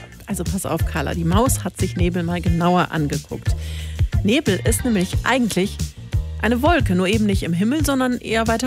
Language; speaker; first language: German; native; German